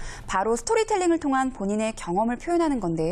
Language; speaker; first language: Korean; native; Korean